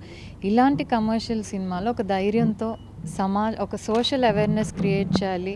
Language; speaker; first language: Telugu; native; Telugu